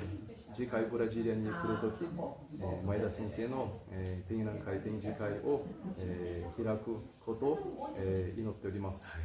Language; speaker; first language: Japanese; non-native, fluent; Portuguese